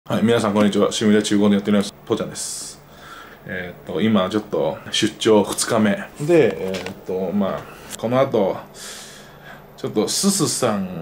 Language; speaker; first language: Japanese; native; Japanese